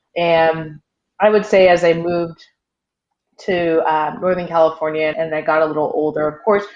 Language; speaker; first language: English; early bilingual, other home language; Haitian Creole